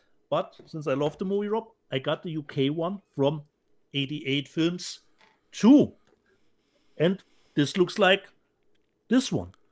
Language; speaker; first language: English; non-native, fluent; German